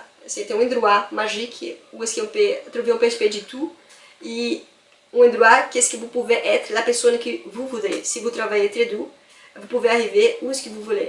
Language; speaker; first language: French; non-native, fluent; Portuguese